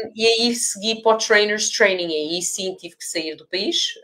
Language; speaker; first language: Portuguese; early bilingual, other home language; English